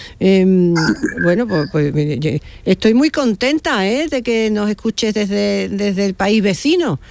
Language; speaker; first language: Spanish; native; Spanish